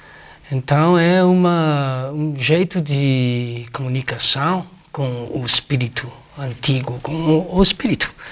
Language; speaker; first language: Portuguese; non-native, fluent; Spanish